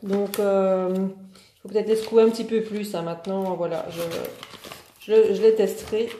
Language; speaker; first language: French; native; French